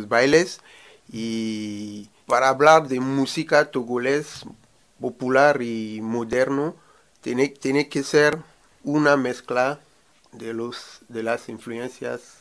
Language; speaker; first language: Spanish; non-native, learner; Ewe